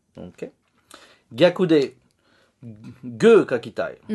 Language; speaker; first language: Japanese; non-native, learner; French